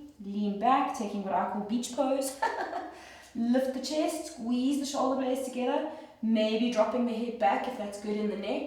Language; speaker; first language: English; native; English